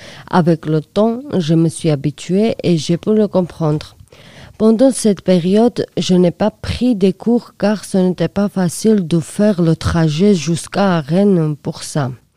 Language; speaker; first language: French; non-native, learner; Georgian